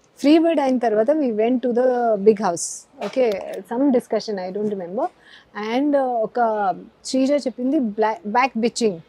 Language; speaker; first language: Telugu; non-native, learner; Hindi